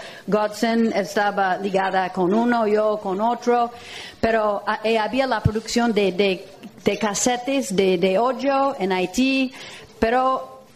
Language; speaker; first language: Spanish; non-native, fluent; English